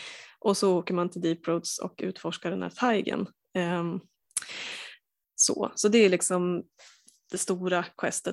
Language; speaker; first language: Swedish; native; Swedish